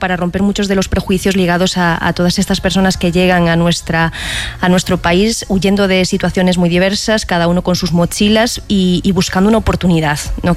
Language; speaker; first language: Spanish; native; Spanish